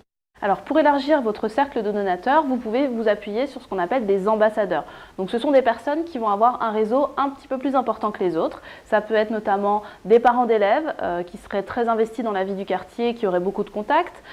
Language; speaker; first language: French; native; French